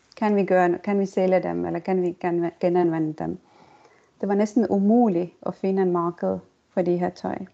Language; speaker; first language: Danish; non-native, fluent; Estonian